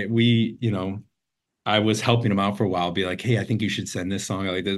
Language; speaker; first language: English; native; English